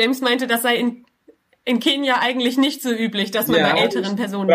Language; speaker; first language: German; native; German